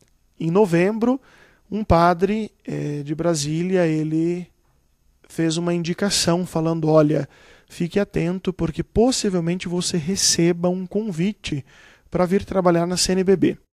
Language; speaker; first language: Portuguese; native; Portuguese